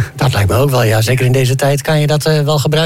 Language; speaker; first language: Dutch; native; Dutch